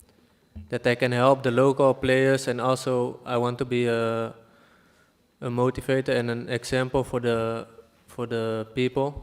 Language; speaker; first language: English; non-native, fluent; Dutch